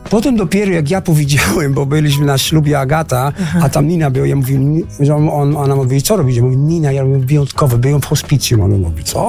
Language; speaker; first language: Polish; non-native, learner; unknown